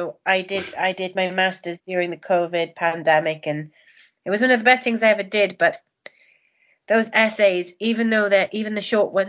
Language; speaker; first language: English; non-native, local second language; Welsh